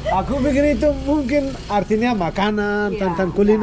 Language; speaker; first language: Indonesian; non-native, learner; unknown